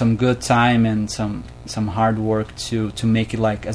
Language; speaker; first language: English; non-native, fluent; Portuguese